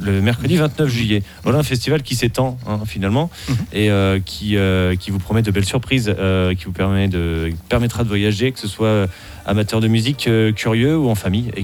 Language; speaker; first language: French; native; French